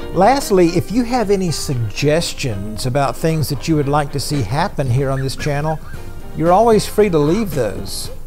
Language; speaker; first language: English; native; English